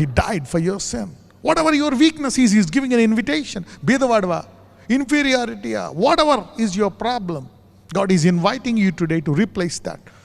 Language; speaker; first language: English; non-native, local second language; Telugu